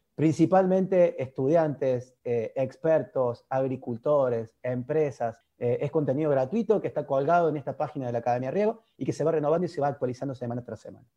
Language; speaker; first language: Spanish; native; Spanish